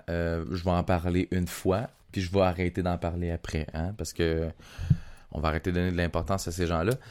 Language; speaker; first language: French; native; French